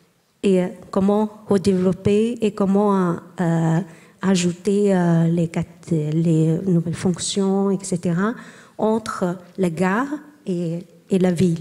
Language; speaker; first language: French; non-native, learner; Chinese